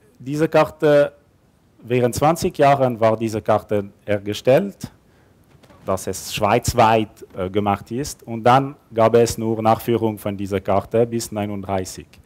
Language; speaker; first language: German; non-native, local second language; French